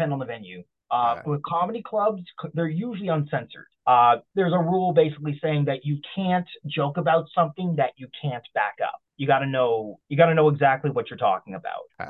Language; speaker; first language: English; native; English